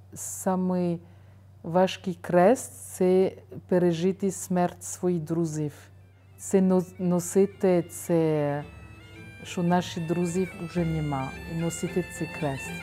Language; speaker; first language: Ukrainian; non-native, fluent; French